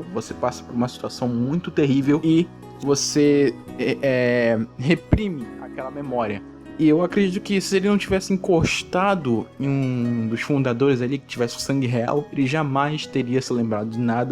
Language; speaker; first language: Portuguese; native; Portuguese